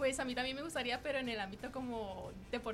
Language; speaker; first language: Spanish; native; Spanish